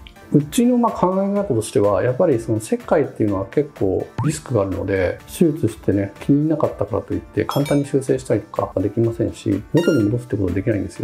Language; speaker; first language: Japanese; native; Japanese